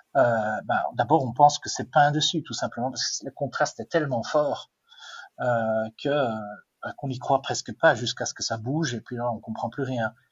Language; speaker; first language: French; non-native, local second language; Dutch